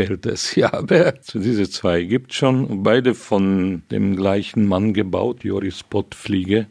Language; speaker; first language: German; non-native, fluent; Hungarian